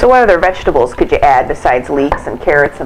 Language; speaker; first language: English; native; English